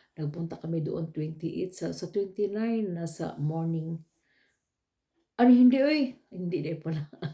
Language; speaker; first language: Filipino; non-native, local second language; Cebuano